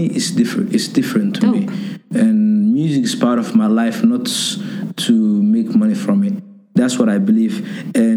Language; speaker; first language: English; non-native, local second language; Somali